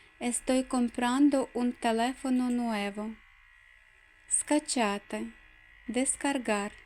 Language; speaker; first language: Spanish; non-native, fluent; Ukrainian